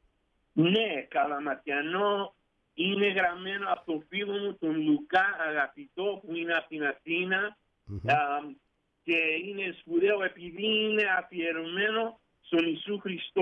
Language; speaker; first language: Greek; early bilingual, heritage; Greek